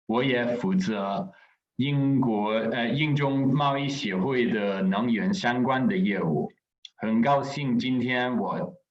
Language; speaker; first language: Chinese; non-native, fluent; English